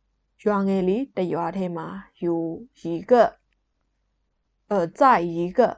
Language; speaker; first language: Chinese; non-native, fluent; Burmese